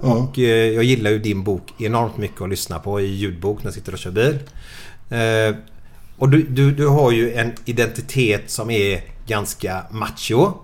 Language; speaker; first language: Swedish; native; Swedish